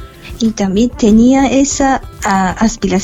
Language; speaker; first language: Spanish; non-native, fluent; Japanese